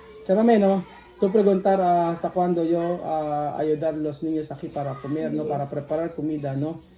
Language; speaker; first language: Spanish; non-native, learner; Filipino